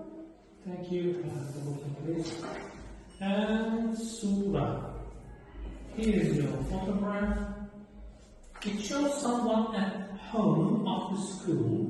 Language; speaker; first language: English; non-native, fluent; Azerbaijani